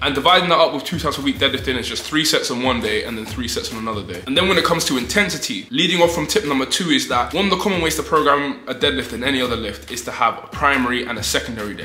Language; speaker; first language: English; native; English